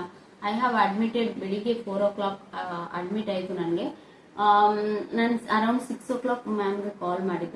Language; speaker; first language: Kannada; non-native, local second language; Odia